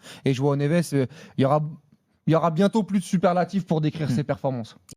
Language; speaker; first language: French; native; French